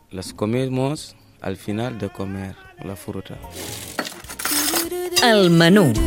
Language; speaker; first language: Spanish; non-native, learner; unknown